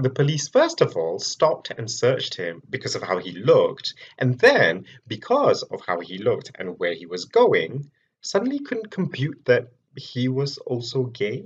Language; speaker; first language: English; non-native, local second language; Malay